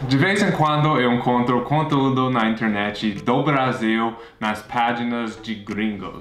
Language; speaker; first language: Portuguese; non-native, fluent; English